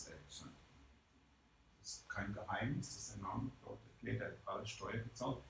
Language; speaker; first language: German; non-native, fluent; English